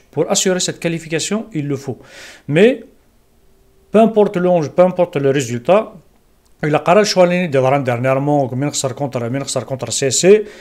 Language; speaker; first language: French; non-native, local second language; Kabyle